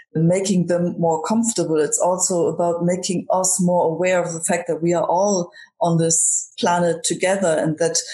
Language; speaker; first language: English; non-native, fluent; German